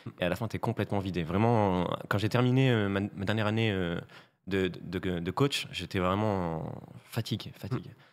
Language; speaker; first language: French; native; French